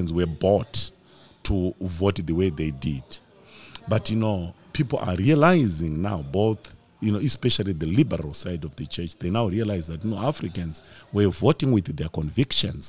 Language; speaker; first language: English; non-native, local second language; Shona